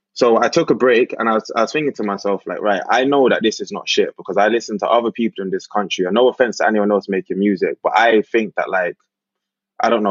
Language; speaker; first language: English; native; English